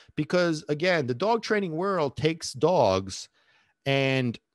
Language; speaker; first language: English; early bilingual, other home language; Italian